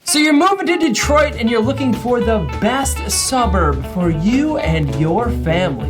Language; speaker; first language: English; native; English